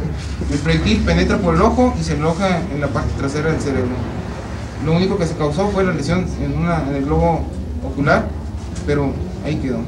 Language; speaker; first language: Spanish; native; Spanish